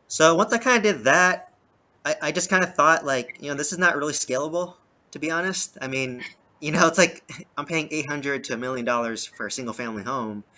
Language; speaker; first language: English; native; English